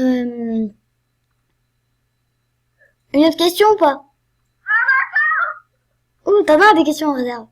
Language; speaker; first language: French; native; French